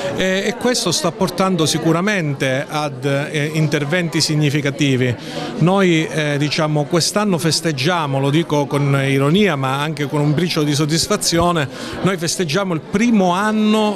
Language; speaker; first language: Italian; native; Italian